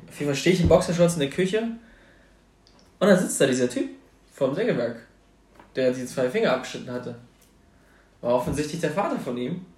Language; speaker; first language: German; early bilingual, other home language; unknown